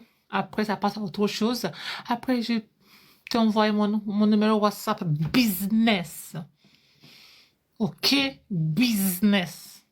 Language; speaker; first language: French; non-native, fluent; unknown